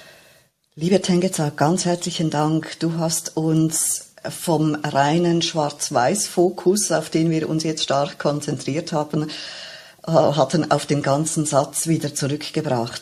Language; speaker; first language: German; native; German